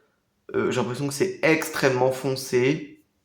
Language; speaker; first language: French; native; French